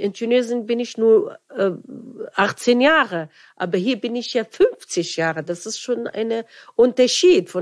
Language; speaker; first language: German; non-native, fluent; Arabic